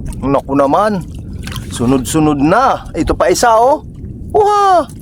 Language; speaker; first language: Filipino; native; Filipino